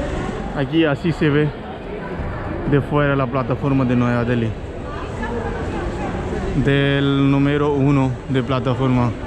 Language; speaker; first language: Spanish; non-native, learner; Hindi